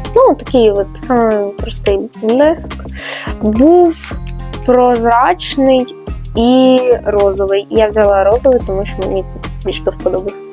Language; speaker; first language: Ukrainian; non-native, local second language; Russian